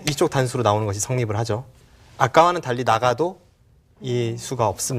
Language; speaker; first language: Korean; native; Korean